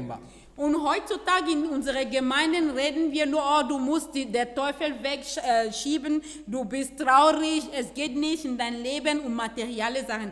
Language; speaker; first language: German; non-native, fluent; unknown